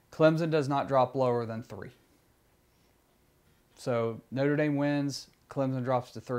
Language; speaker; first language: English; native; English